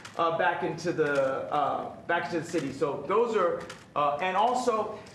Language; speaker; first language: English; native; English